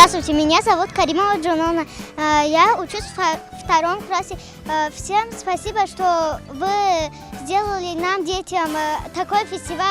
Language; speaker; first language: Russian; non-native, learner; Tajik